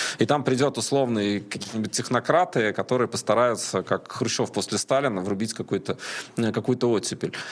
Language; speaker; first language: Russian; native; Russian